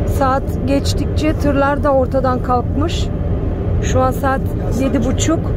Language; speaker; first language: Turkish; early bilingual, heritage; Turkish